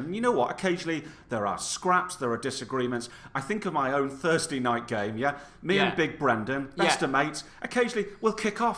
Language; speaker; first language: English; native; English